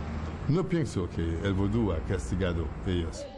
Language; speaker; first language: Spanish; non-native, fluent; Haitian Creole